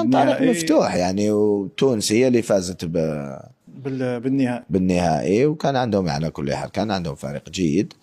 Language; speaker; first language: Arabic; native; Arabic